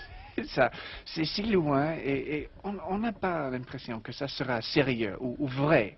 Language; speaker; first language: French; non-native, learner; English